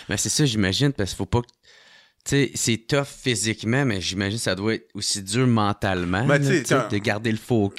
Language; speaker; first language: French; native; French